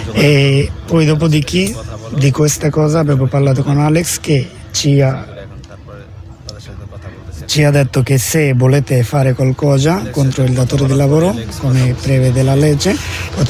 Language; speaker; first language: Italian; non-native, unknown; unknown